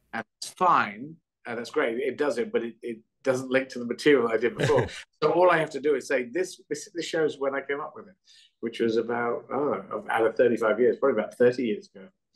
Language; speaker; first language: English; native; English